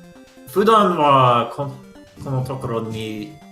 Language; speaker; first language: Japanese; non-native, learner; English